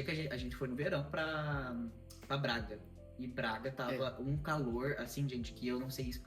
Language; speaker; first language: Portuguese; native; Portuguese